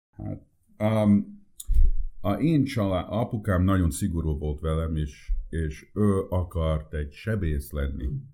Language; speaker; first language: Hungarian; early bilingual, heritage; Hungarian